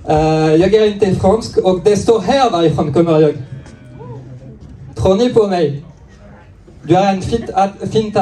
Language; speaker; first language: Swedish; non-native, learner; French